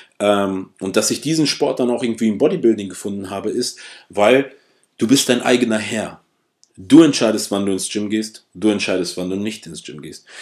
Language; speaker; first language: German; early bilingual, other home language; Russian